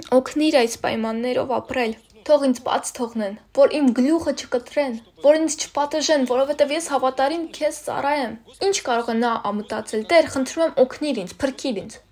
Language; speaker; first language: Armenian; non-native, local second language; Russian